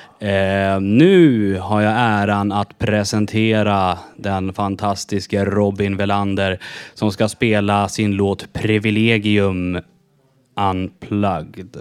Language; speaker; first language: Swedish; native; Swedish